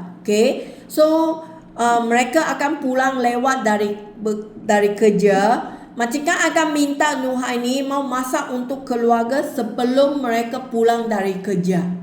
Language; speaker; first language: Malay; native; Malay